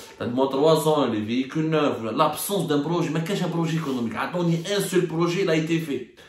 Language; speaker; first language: French; non-native, local second language; Arabic